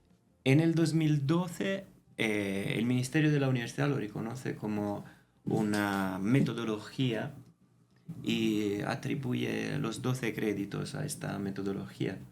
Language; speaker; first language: Spanish; non-native, fluent; Italian